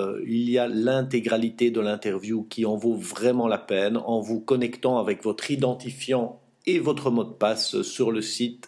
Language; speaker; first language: French; native; French